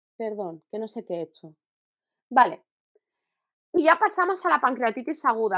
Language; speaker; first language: Spanish; native; Spanish